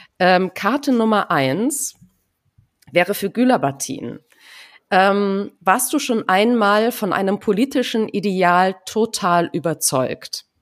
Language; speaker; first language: German; native; German